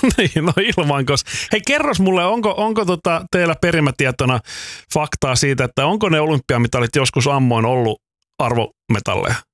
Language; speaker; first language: Finnish; native; Finnish